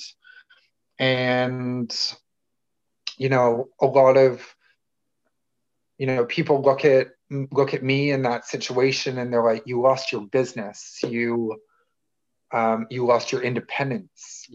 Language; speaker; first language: English; native; English